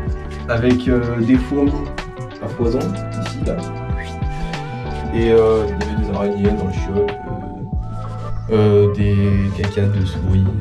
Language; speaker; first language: French; native; French